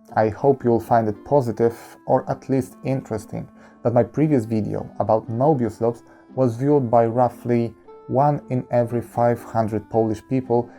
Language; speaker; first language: English; non-native, fluent; Polish